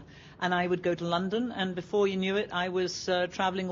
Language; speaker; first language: English; native; English